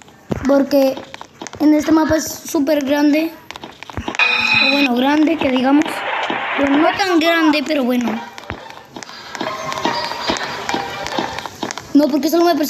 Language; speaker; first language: Spanish; native; Spanish